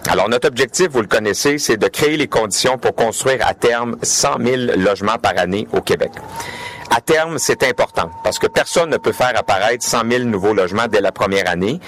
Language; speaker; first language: French; native; French